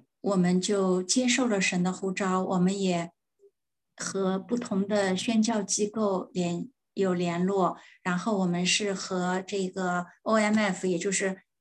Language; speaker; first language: Chinese; non-native, fluent; German